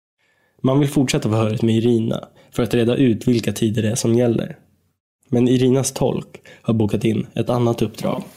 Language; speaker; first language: Swedish; native; Swedish